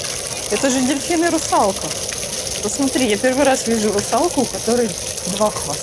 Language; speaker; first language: Russian; native; Russian